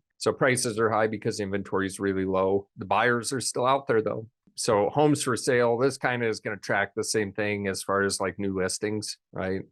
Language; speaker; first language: English; native; English